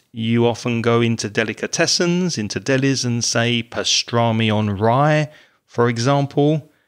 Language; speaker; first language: English; native; English